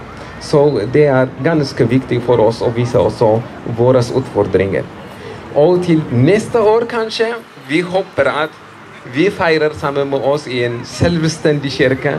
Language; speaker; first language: Norwegian; non-native, fluent; Amharic